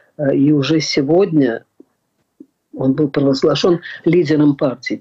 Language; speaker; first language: Russian; native; Russian